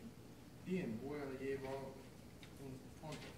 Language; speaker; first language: Spanish; non-native, learner; English